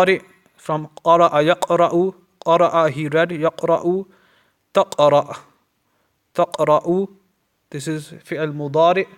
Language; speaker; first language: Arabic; non-native, fluent; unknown